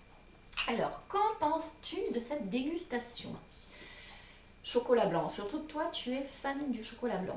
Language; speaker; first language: French; native; French